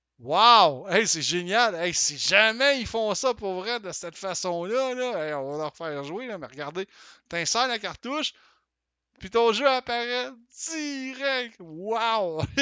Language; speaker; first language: French; native; French